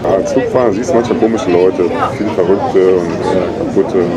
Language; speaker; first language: German; native; German